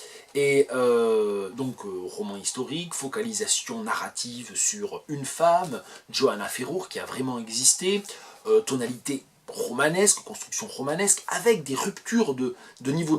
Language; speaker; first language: French; native; French